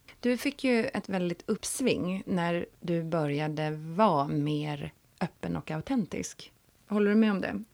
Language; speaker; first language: Swedish; native; Swedish